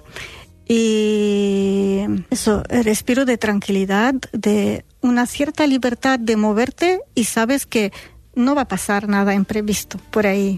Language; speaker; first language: Spanish; non-native, fluent; Arabic